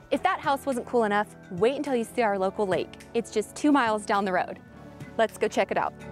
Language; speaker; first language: English; native; English